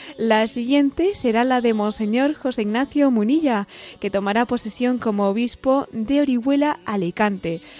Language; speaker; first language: Spanish; native; Spanish